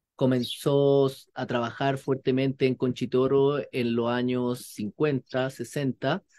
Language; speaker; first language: Spanish; native; Spanish